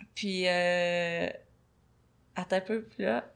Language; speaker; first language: French; native; French